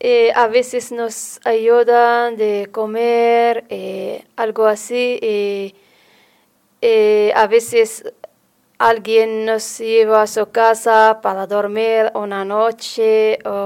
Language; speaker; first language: Spanish; non-native, learner; Arabic